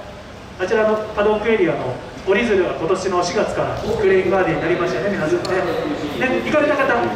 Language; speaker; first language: Japanese; native; Japanese